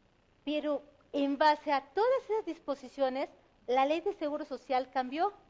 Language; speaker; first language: Spanish; native; Spanish